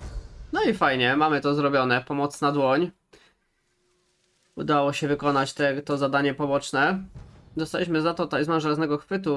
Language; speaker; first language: Polish; native; Polish